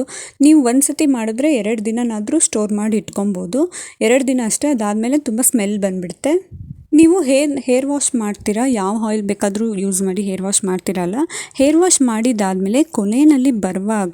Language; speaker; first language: Kannada; native; Kannada